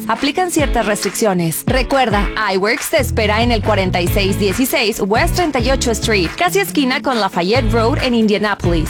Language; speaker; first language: Spanish; native; Spanish